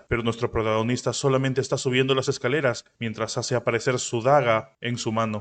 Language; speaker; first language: Spanish; native; Spanish